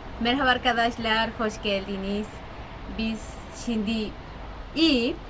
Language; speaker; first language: Turkish; non-native, learner; Spanish